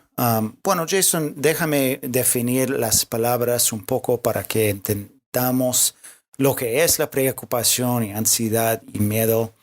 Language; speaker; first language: Spanish; non-native, fluent; English